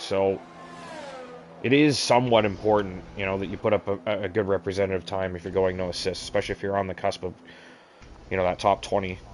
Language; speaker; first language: English; native; English